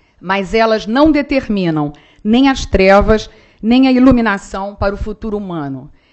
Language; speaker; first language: Portuguese; native; Portuguese